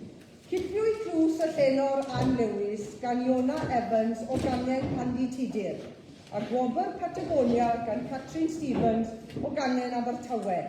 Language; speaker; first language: Welsh; native; Welsh